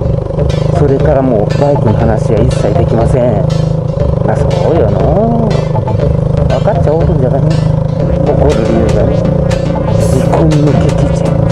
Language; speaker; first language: Japanese; native; Japanese